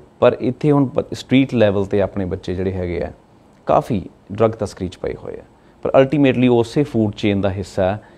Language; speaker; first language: Punjabi; native; Punjabi